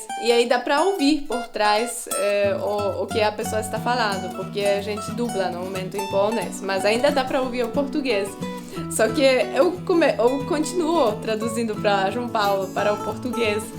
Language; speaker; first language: Portuguese; non-native, fluent; Polish